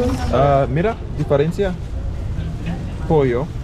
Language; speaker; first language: Spanish; non-native, learner; English